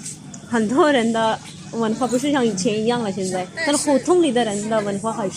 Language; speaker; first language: Chinese; non-native, learner; Urdu